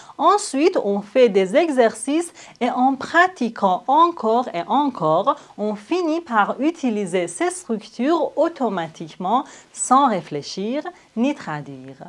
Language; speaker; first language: French; non-native, fluent; Persian